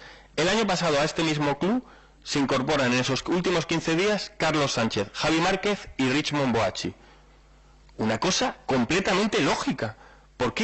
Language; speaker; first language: Spanish; native; Spanish